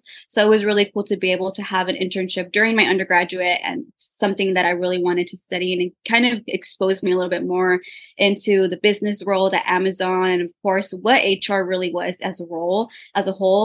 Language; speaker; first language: English; early bilingual, other home language; Spanish